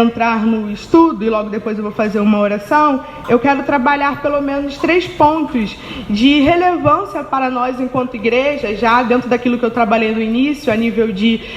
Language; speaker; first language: Portuguese; native; Portuguese